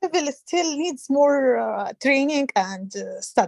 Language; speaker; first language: English; non-native, learner; Arabic